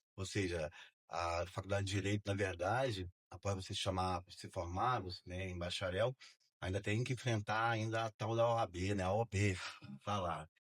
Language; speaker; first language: Portuguese; native; Portuguese